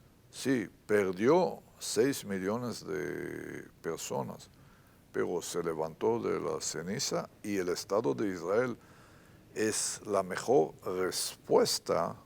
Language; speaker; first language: Spanish; non-native, fluent; Hebrew